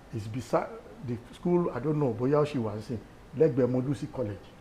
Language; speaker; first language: English; non-native, local second language; Yoruba